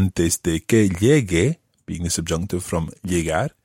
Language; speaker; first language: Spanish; non-native, fluent; English